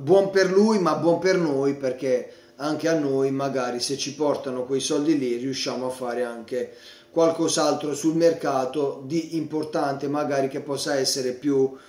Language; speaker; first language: Italian; native; Italian